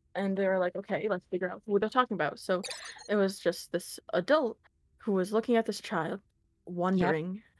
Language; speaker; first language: English; native; English